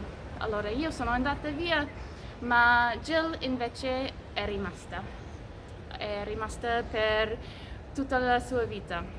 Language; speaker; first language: Italian; non-native, fluent; English